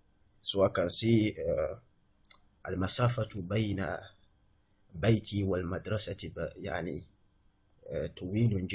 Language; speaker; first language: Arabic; non-native, fluent; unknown